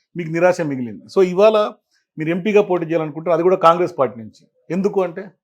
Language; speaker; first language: Telugu; native; Telugu